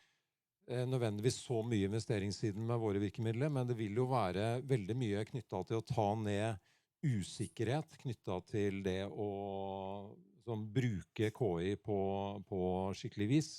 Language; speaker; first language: Norwegian; native; Norwegian